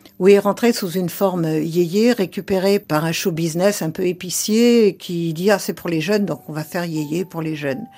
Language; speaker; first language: French; early bilingual, other home language; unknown